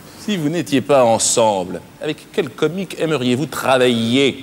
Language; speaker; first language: French; native; French